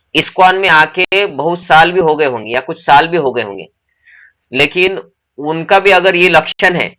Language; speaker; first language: Hindi; non-native, local second language; Marathi